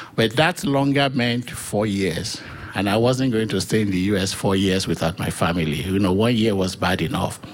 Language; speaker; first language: English; non-native, local second language; Yoruba